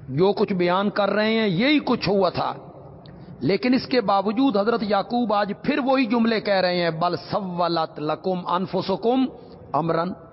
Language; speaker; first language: Urdu; non-native, local second language; Punjabi